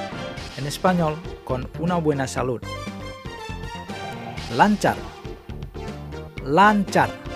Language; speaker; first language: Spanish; non-native, fluent; Indonesian